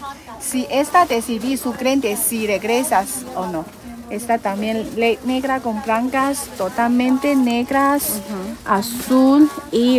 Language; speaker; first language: Spanish; non-native, learner; Chinese